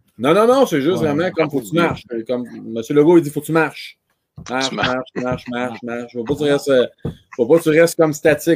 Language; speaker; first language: French; native; French